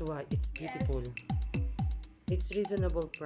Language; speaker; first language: English; non-native, local second language; Filipino